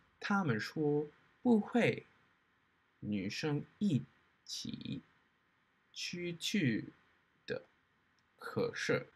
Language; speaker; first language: Chinese; non-native, learner; English